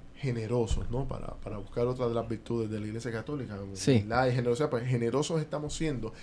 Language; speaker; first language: Spanish; native; Spanish